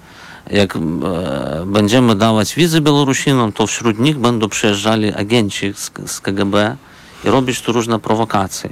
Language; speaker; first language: Polish; non-native, fluent; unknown